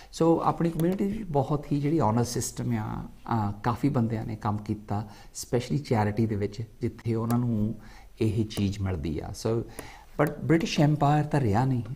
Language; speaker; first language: Punjabi; early bilingual, heritage; Punjabi